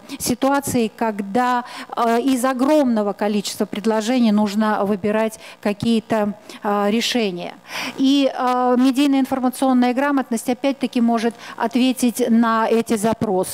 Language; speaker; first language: Russian; native; Russian